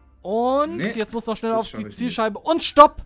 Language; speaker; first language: German; native; German